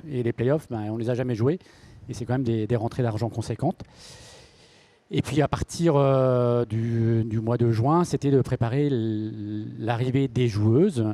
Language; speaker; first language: French; native; French